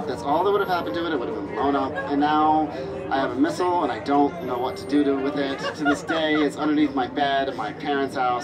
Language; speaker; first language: English; native; English